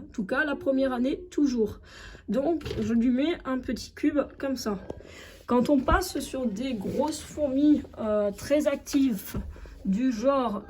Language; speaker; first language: French; native; French